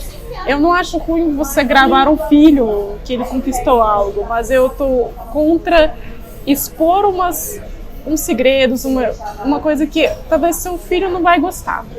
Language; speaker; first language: Portuguese; non-native, fluent; Russian